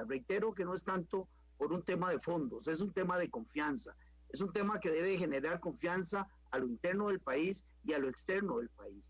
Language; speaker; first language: Spanish; native; Spanish